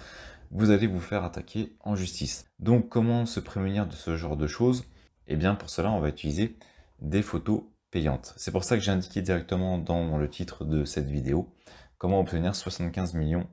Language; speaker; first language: French; native; French